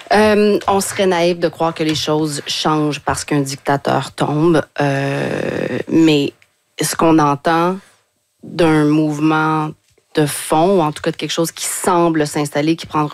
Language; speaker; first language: French; native; French